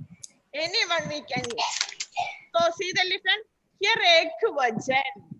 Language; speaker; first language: English; non-native, local second language; Malayalam